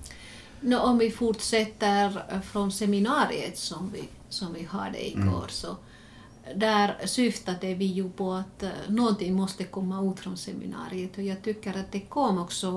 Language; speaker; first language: Swedish; non-native, local second language; Finnish